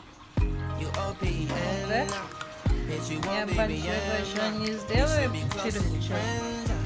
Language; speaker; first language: Russian; non-native, learner; Tajik